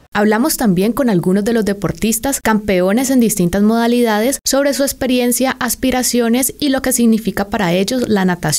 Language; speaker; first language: Spanish; native; Spanish